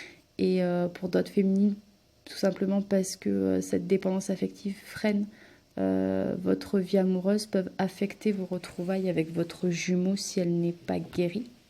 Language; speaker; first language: French; native; French